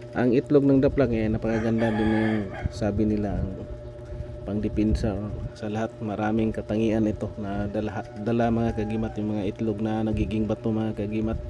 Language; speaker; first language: Filipino; non-native, local second language; Cebuano